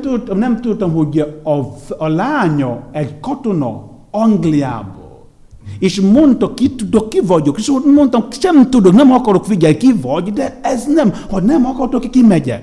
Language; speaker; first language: Hungarian; non-native, fluent; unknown